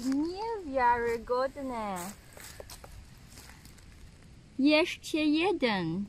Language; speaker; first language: Polish; non-native, learner; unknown